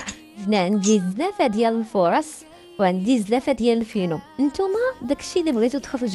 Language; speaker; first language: Arabic; native; Arabic